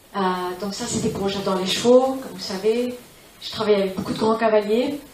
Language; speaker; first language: French; non-native, fluent; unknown